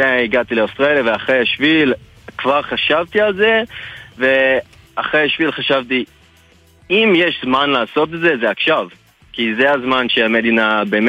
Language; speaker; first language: Hebrew; non-native, fluent; English